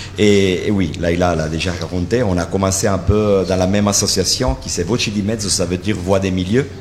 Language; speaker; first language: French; non-native, fluent; Italian